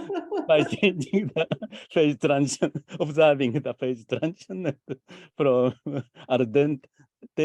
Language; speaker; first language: English; non-native, fluent; Japanese